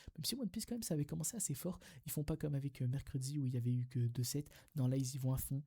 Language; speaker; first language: French; native; French